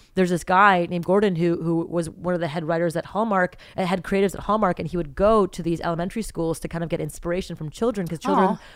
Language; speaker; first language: English; native; English